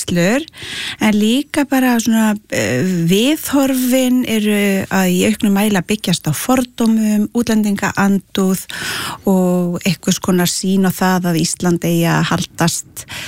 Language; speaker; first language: Icelandic; native; Icelandic